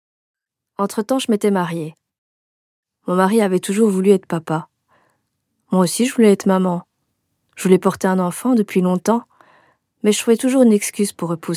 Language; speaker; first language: French; native; French